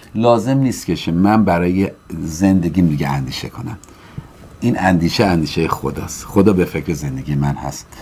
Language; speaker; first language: Persian; native; Persian